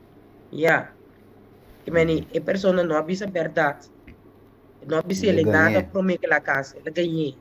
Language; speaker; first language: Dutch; non-native, local second language; Papiamento